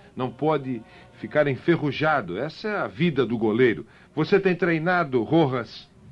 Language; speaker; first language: Portuguese; native; Portuguese